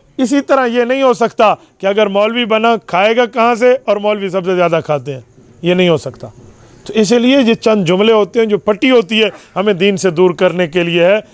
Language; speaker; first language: Urdu; non-native, local second language; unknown